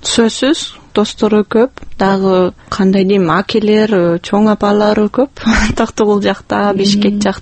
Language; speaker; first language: Kyrgyz; non-native, fluent; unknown